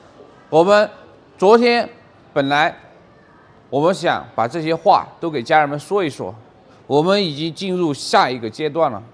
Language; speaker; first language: Chinese; native; Chinese